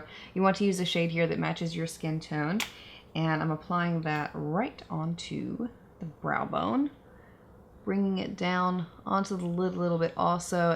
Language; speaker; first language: English; native; English